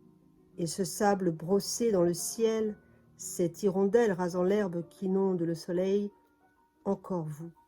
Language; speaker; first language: French; native; French